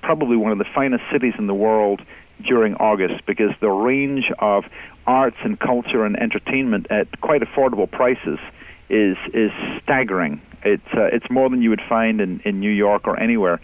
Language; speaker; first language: English; native; English